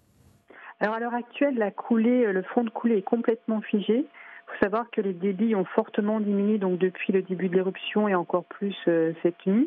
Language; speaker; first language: French; native; French